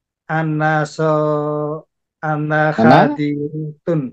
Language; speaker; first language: Arabic; non-native, learner; Indonesian